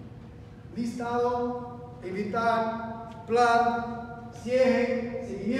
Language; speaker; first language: Spanish; non-native, learner; Portuguese